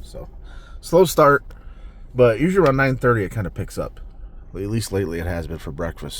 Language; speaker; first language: English; native; English